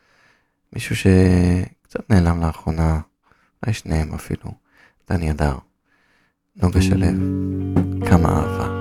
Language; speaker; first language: Hebrew; native; Hebrew